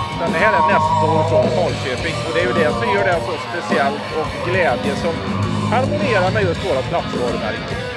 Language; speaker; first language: Swedish; native; Swedish